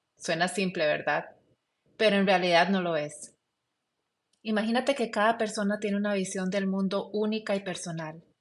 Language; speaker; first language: Spanish; native; Spanish